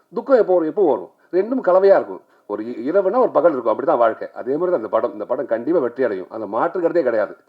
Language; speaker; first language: Tamil; native; Tamil